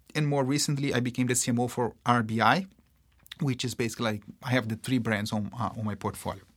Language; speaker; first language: English; non-native, fluent; Portuguese